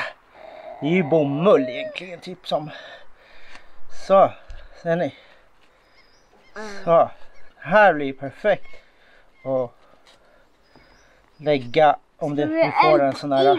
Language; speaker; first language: Swedish; non-native, fluent; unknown